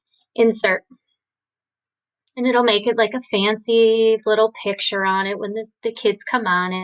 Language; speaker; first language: English; native; English